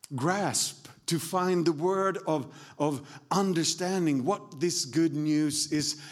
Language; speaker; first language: English; non-native, fluent; Swedish